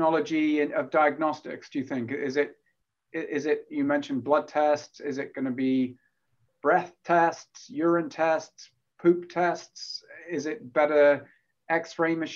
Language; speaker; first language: English; native; English